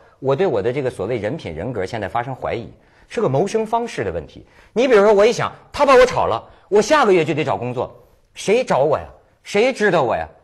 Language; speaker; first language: Chinese; native; Chinese